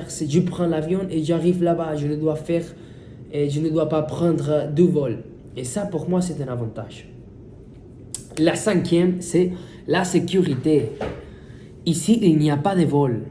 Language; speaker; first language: French; non-native, fluent; Spanish